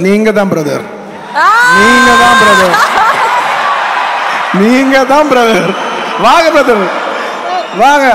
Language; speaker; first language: Tamil; non-native, local second language; Telugu